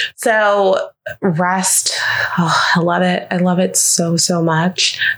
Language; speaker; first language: English; native; English